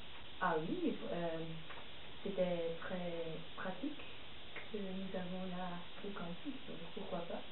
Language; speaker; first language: French; non-native, learner; Dutch